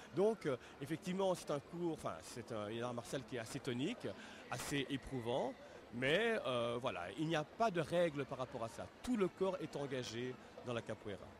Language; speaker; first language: French; native; French